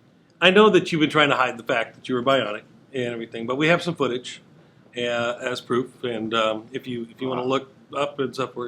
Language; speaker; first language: English; native; English